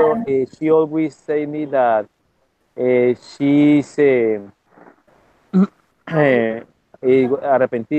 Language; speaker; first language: English; non-native, learner; Spanish